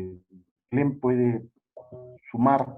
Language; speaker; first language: Spanish; native; Spanish